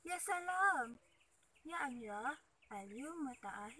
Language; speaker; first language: Arabic; non-native, learner; Malay